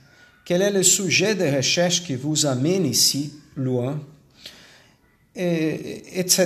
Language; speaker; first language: French; non-native, fluent; Portuguese